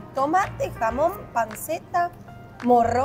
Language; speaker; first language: Spanish; native; Spanish